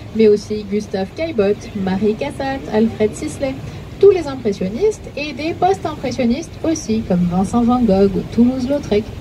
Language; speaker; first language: French; native; French